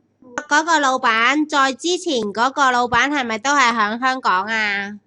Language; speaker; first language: Chinese; native; Chinese